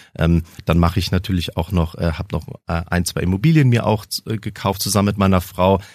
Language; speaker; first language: German; early bilingual, heritage; German